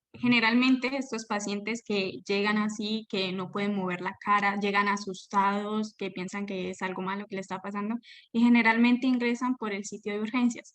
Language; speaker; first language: Spanish; native; Spanish